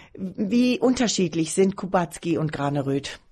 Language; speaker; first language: German; native; German